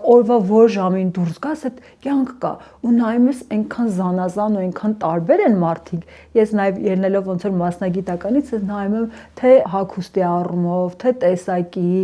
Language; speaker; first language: Armenian; early bilingual, heritage; Armenian